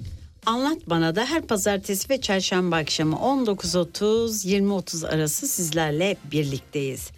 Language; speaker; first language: Turkish; native; Turkish